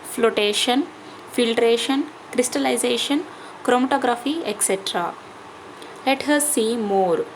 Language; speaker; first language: English; non-native, local second language; Telugu